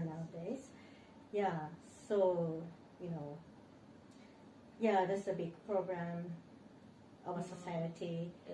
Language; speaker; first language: English; non-native, learner; Japanese